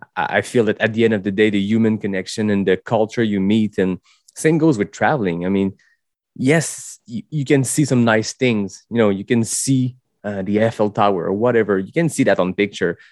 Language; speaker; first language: English; non-native, fluent; French